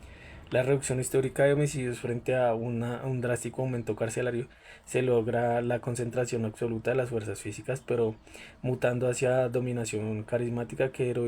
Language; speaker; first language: Spanish; native; Spanish